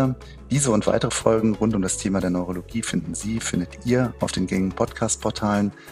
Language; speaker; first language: German; native; German